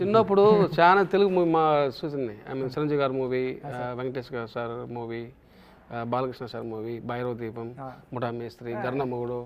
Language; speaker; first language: Telugu; non-native, learner; Tamil